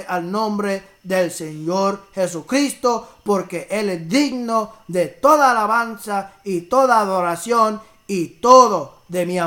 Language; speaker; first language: Spanish; early bilingual, heritage; English